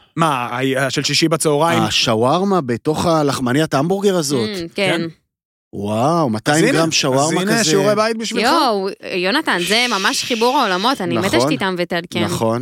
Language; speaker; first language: Hebrew; native; Hebrew